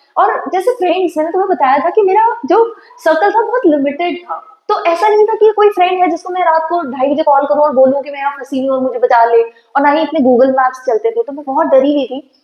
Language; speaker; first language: Hindi; native; Hindi